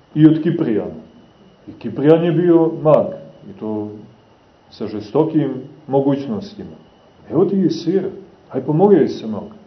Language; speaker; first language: Serbian; native; Serbian